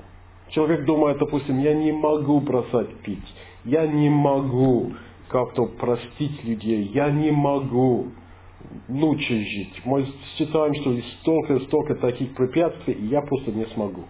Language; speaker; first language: Russian; non-native, fluent; English